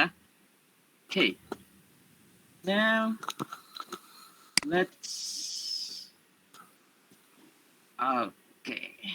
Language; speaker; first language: English; non-native, learner; Indonesian